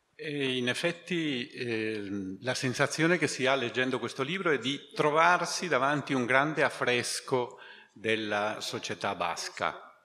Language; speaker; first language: Italian; native; Italian